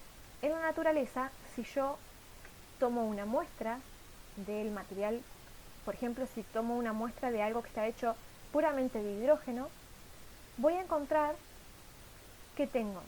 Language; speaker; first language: Spanish; native; Spanish